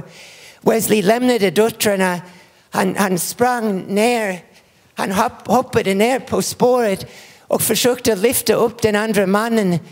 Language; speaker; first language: Swedish; non-native, fluent; English